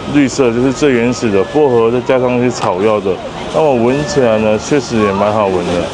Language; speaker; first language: Chinese; native; Chinese